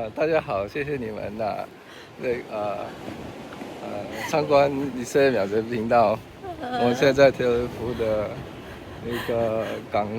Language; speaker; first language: Chinese; non-native, learner; Hebrew